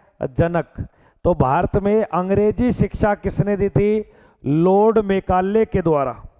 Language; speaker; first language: Hindi; native; Hindi